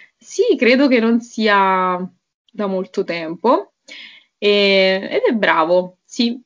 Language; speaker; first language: Italian; native; Italian